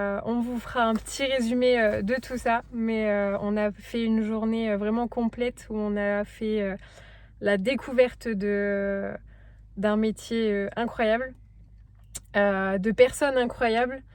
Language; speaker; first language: French; native; French